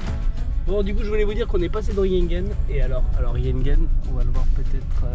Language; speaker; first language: French; native; French